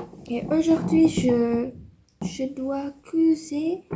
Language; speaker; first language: French; non-native, learner; Indonesian